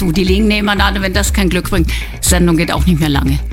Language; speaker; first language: German; native; German